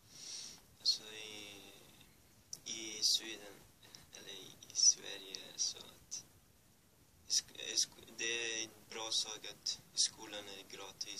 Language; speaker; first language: Swedish; early bilingual, other home language; Persian